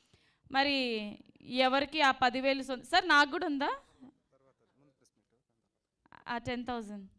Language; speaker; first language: Telugu; native; Telugu